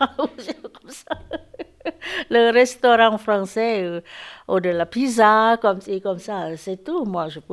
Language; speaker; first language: French; non-native, learner; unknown